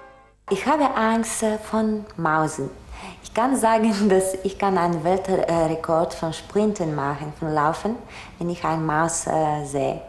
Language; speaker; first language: German; non-native, learner; Bulgarian